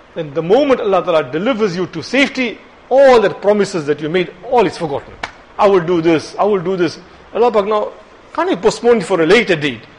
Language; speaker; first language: English; native; English